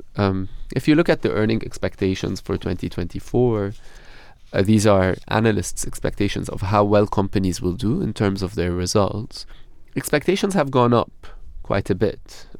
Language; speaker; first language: English; non-native, fluent; Arabic